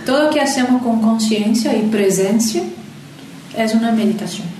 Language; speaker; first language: Spanish; non-native, learner; Portuguese